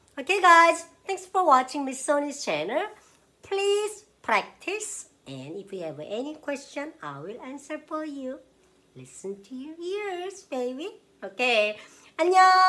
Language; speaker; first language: English; non-native, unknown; Korean